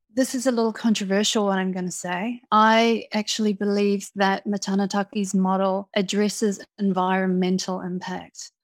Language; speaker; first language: English; native; English